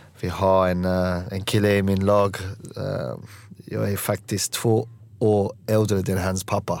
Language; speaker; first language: Swedish; non-native, learner; English